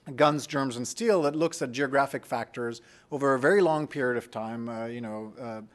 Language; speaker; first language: English; non-native, fluent; French